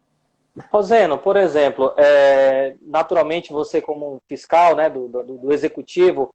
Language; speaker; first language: Portuguese; native; Portuguese